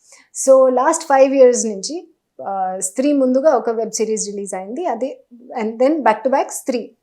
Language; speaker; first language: Telugu; non-native, learner; Hindi